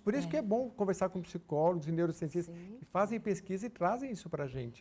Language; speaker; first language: Portuguese; native; Portuguese